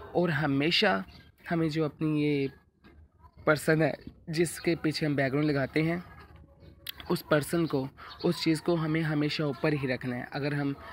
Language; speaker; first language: Urdu; non-native, local second language; Punjabi